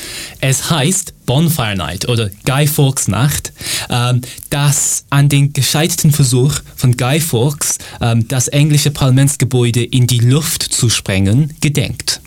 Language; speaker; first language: German; non-native, fluent; English